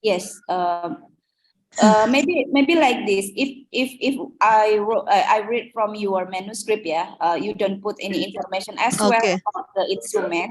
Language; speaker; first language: English; non-native, fluent; Indonesian